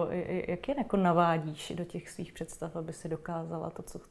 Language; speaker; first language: Czech; native; Czech